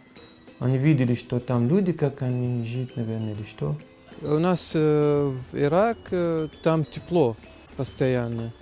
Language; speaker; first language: Russian; non-native, learner; Arabic